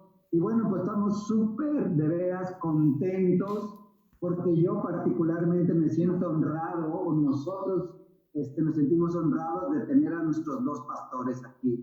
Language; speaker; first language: Spanish; native; Spanish